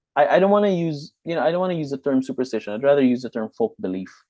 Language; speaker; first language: English; non-native, local second language; Hiligaynon